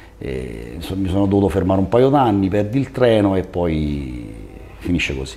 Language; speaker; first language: Italian; native; Italian